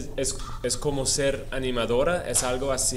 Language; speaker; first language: Spanish; non-native, fluent; English